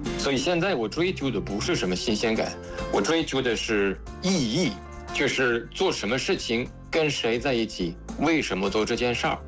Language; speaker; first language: Chinese; non-native, fluent; French